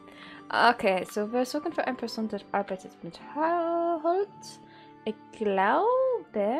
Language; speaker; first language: German; non-native, learner; English